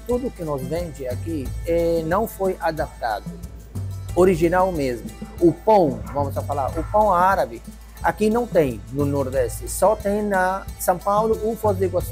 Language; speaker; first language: Portuguese; non-native, learner; Arabic